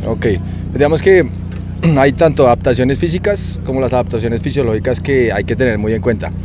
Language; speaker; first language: Spanish; native; Spanish